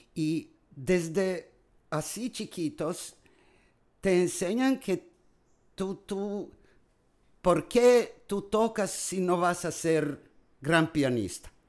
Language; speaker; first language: Spanish; non-native, fluent; Serbian